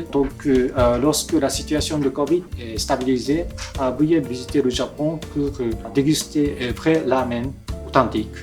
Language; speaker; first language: French; non-native, fluent; Japanese